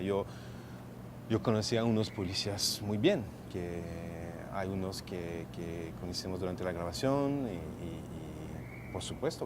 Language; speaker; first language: Spanish; non-native, fluent; French